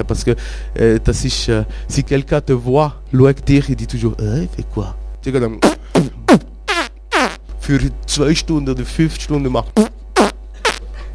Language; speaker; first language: German; non-native, local second language; French